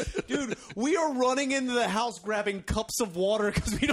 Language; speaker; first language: English; native; English